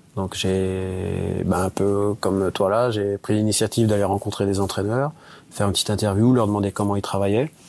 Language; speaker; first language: French; native; French